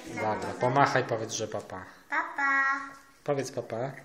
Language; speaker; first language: Polish; native; Polish